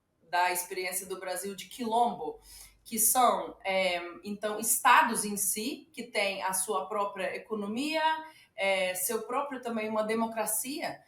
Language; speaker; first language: Portuguese; non-native, fluent; Ukrainian